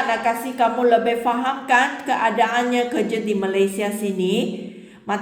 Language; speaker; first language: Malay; non-native, local second language; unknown